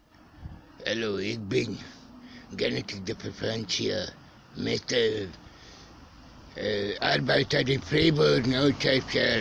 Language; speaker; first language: German; non-native, learner; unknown